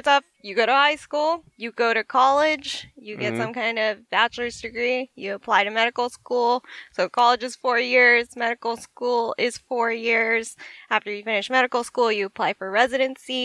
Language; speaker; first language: English; native; English